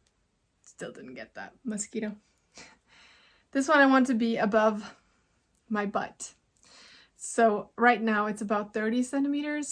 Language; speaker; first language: English; non-native, fluent; Norwegian